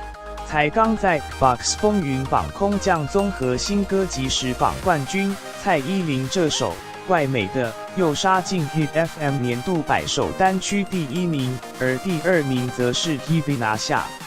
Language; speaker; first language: Chinese; native; Chinese